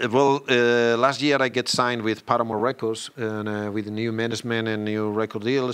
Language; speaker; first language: English; non-native, learner; Spanish